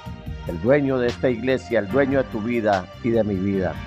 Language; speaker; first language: Spanish; native; Spanish